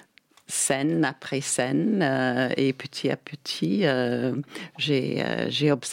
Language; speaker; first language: French; non-native, fluent; English